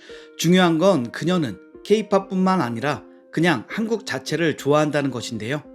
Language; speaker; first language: Korean; native; Korean